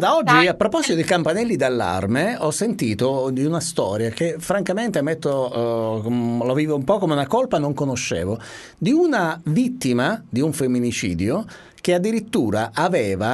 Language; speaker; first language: Italian; native; Italian